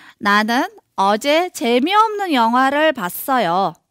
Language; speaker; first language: Korean; non-native, fluent; Mongolian